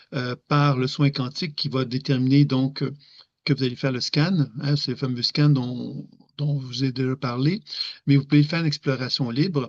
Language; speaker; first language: French; native; French